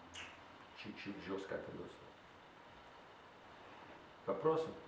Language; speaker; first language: Russian; non-native, learner; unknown